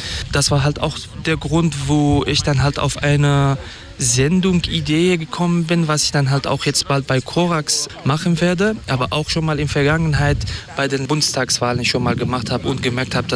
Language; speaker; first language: German; non-native, fluent; Kurdish